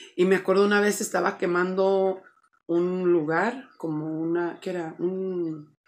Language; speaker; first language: Spanish; early bilingual, heritage; Spanish